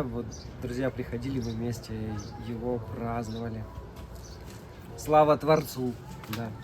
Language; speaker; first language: Russian; native; Russian